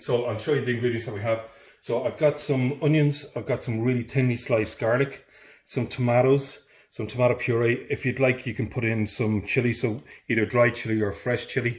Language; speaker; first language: English; native; English